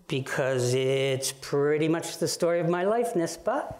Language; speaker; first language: English; native; English